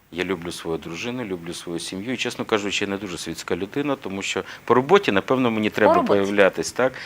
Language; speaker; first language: Ukrainian; native; Ukrainian